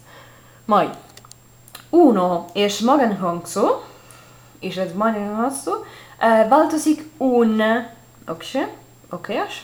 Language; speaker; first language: Hungarian; non-native, learner; Italian